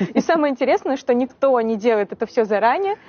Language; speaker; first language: Russian; native; Russian